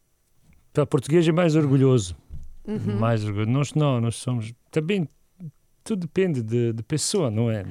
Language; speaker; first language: Portuguese; non-native, learner; Croatian